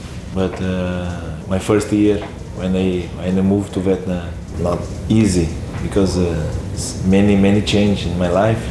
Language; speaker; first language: English; non-native, learner; Portuguese